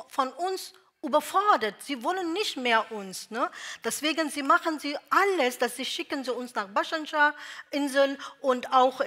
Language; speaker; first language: German; non-native, learner; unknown